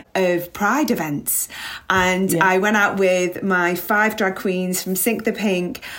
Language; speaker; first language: English; native; English